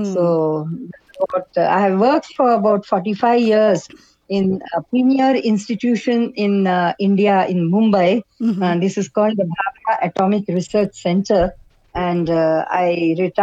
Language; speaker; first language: English; non-native, local second language; Kannada